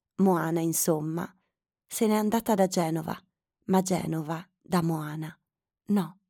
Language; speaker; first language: Italian; native; Italian